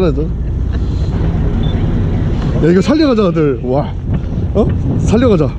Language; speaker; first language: Korean; native; Korean